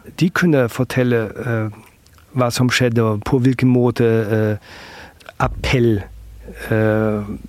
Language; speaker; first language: Norwegian; early bilingual, heritage; German